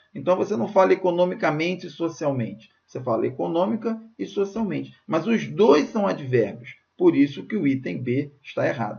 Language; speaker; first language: Portuguese; native; Portuguese